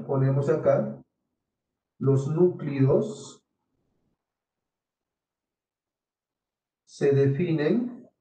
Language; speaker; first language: Spanish; native; Spanish